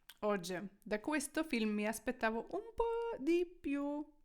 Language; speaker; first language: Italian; non-native, fluent; Ukrainian